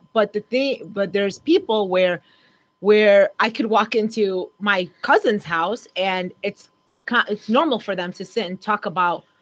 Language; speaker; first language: English; native; English